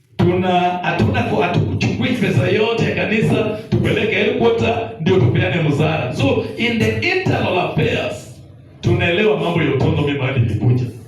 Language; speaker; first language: Swahili; native; Swahili